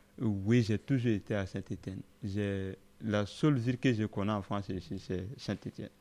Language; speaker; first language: French; non-native, local second language; Dyula